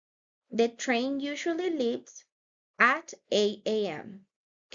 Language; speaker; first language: English; non-native, fluent; Spanish